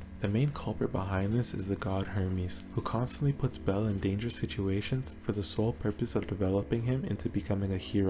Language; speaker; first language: English; native; English